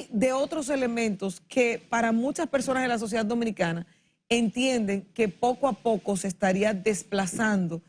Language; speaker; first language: Spanish; native; Spanish